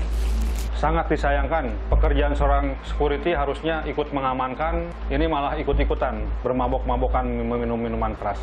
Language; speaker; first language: Indonesian; native; Indonesian